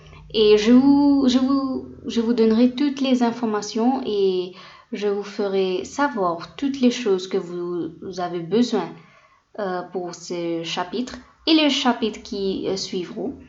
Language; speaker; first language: French; non-native, fluent; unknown